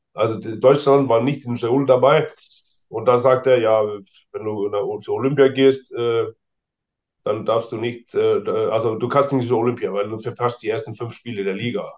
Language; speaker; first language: German; non-native, fluent; Icelandic